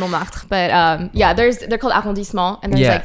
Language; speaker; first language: English; early bilingual, other home language; French